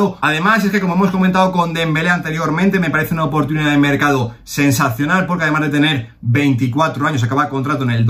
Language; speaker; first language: Spanish; native; Spanish